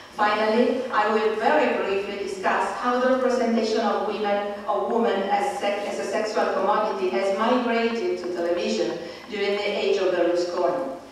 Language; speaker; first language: English; non-native, fluent; Italian